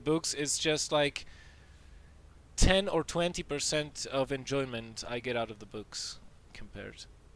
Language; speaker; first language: English; non-native, fluent; Dutch